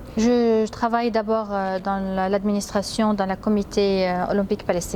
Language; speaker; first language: French; non-native, fluent; Arabic